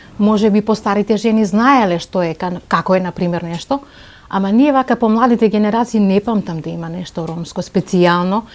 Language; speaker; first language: Macedonian; non-native, local second language; Romany